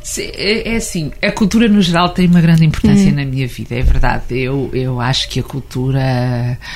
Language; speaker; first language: Portuguese; native; Portuguese